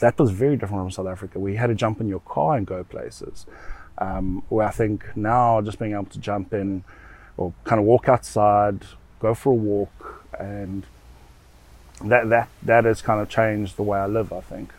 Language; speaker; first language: English; native; English